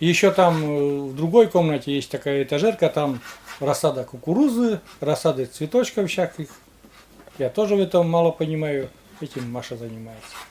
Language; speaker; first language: Russian; native; Russian